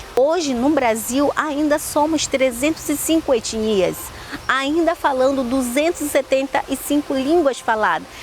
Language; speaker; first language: Portuguese; non-native, local second language; Ticuna